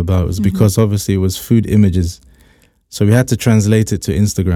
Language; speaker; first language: English; native; English